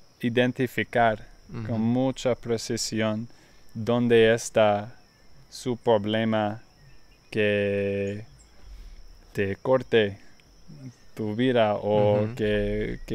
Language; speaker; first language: Spanish; non-native, learner; English